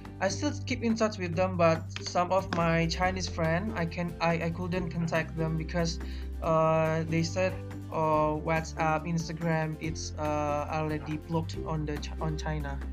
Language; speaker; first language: English; non-native, learner; Indonesian